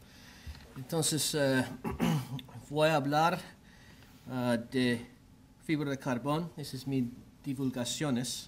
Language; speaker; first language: Spanish; non-native, learner; English